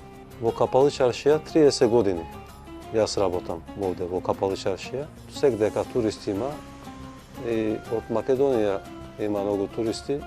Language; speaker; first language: Macedonian; early bilingual, heritage; Turkish